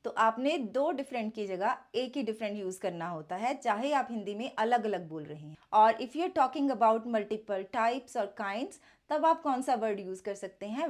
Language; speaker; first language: Hindi; native; Hindi